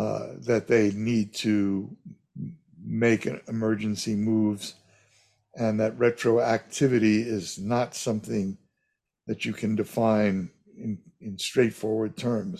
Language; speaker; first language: English; native; English